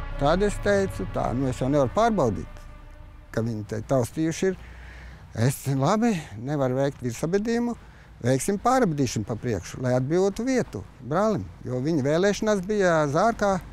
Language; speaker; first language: Latvian; native; Latvian